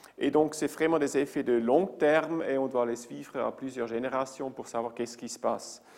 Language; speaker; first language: French; non-native, local second language; German